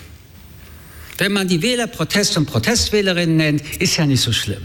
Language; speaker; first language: German; early bilingual, other home language; French